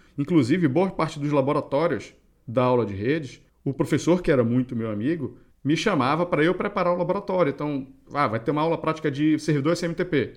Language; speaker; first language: Portuguese; native; Portuguese